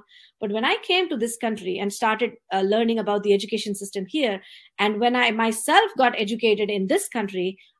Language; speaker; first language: English; non-native, local second language; Tamil